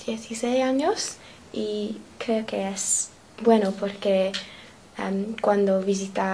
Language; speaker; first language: Spanish; non-native, learner; English